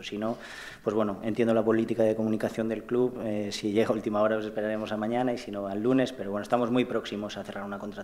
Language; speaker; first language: Spanish; native; Spanish